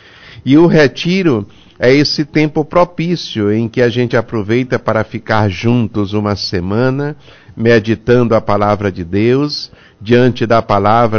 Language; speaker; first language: Portuguese; native; Portuguese